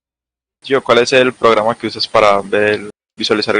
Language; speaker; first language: Spanish; native; Spanish